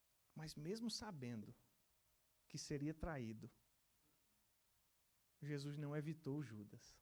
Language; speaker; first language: Portuguese; native; Portuguese